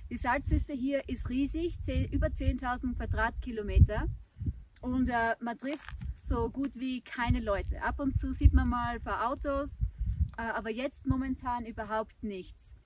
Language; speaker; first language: German; native; German